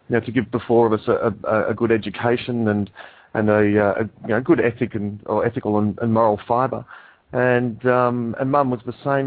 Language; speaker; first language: English; native; English